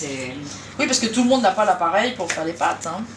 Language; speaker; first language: French; native; French